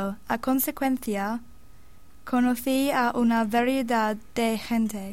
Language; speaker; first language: Spanish; non-native, learner; English